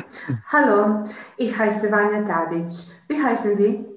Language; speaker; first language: German; non-native, learner; Serbian